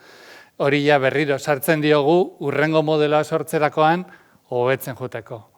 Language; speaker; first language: Basque; native; Basque